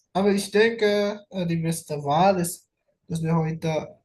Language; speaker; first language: German; non-native, fluent; Indonesian